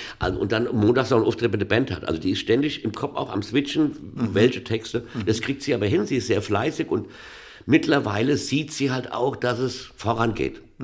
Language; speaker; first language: German; native; German